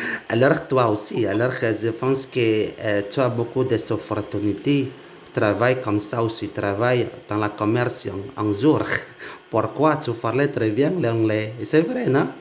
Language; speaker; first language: French; non-native, learner; Indonesian